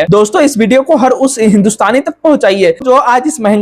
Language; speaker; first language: Hindi; native; Hindi